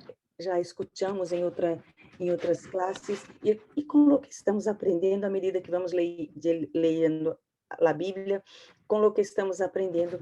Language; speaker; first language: Portuguese; non-native, learner; Spanish